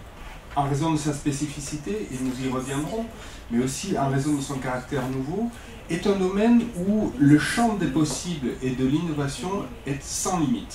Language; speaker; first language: French; native; French